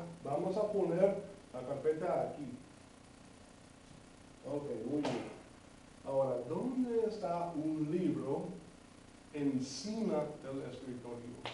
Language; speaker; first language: Spanish; non-native, fluent; English